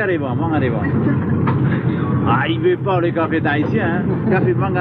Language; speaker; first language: French; non-native, local second language; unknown